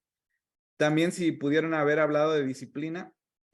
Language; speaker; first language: Spanish; native; Spanish